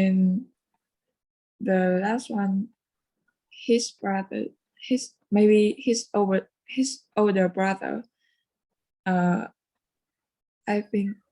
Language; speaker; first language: English; non-native, learner; Vietnamese